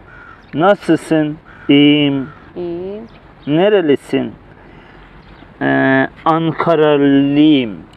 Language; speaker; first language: Turkish; non-native, learner; Persian